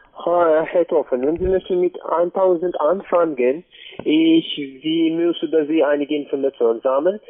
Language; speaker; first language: German; non-native, learner; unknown